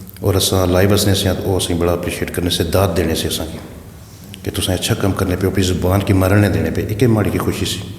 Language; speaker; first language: Urdu; non-native, local second language; Pahari-Potwari